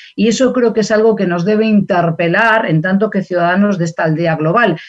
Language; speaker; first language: Spanish; native; Spanish